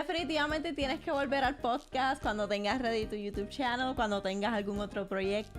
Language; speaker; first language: Spanish; native; Spanish